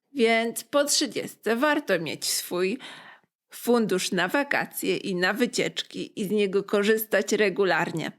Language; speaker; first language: Polish; native; Polish